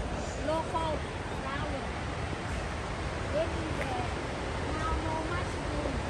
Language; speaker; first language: English; non-native, learner; Thai